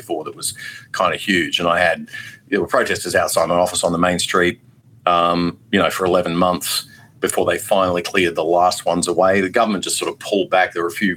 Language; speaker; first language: English; native; English